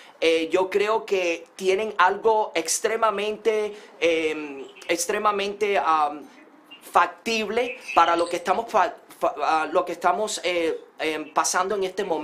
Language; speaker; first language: Spanish; early bilingual, heritage; Spanish